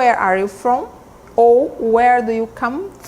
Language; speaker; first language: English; non-native, fluent; Portuguese